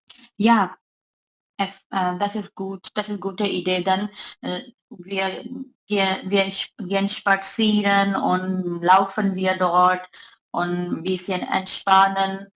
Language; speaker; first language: German; non-native, learner; Urdu